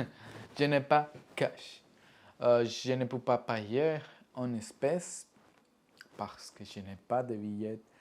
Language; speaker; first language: French; non-native, learner; Spanish